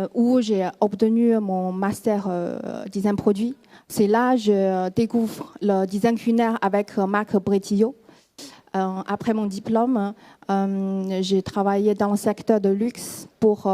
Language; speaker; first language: French; non-native, fluent; Chinese